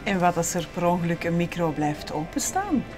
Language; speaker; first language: Dutch; native; Dutch